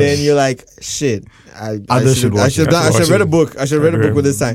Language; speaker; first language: English; non-native, local second language; Akan